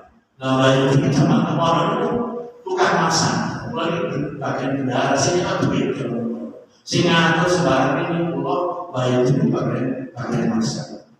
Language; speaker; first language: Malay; non-native, local second language; Javanese